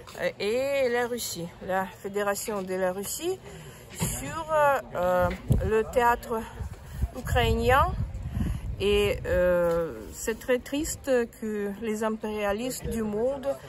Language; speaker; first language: French; non-native, fluent; Russian